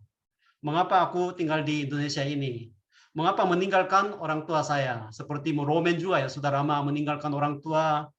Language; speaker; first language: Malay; non-native, fluent; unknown